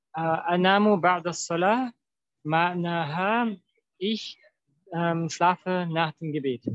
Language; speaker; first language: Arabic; non-native, learner; German